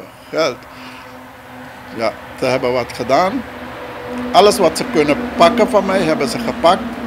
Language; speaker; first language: Dutch; non-native, local second language; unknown